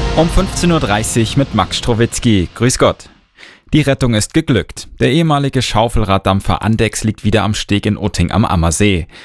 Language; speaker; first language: German; native; German